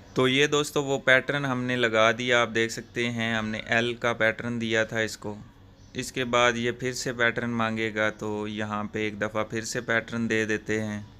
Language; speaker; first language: Urdu; non-native, local second language; Punjabi